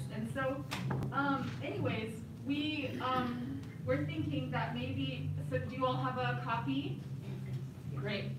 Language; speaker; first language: English; native; English